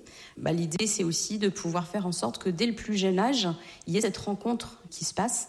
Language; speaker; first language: French; native; French